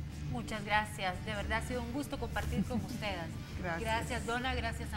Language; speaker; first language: Spanish; native; Spanish